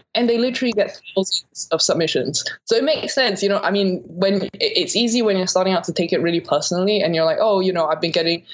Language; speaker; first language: English; native; English